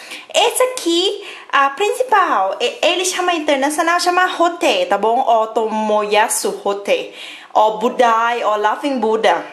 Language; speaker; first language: Portuguese; non-native, fluent; Thai